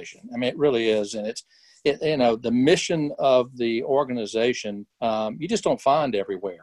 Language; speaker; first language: English; native; English